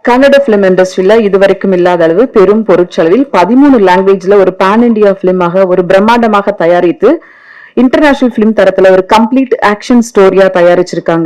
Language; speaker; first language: Tamil; native; Tamil